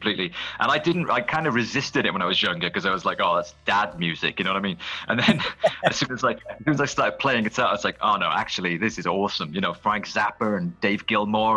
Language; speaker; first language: English; native; English